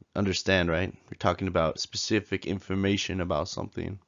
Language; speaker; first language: English; native; English